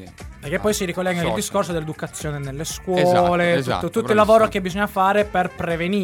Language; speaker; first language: Italian; native; Italian